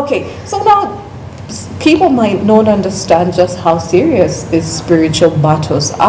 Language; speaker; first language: English; non-native, local second language; Ganda